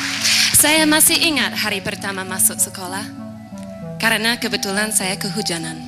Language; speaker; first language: Malay; non-native, fluent; English